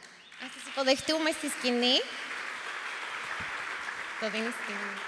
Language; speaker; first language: Greek; native; Greek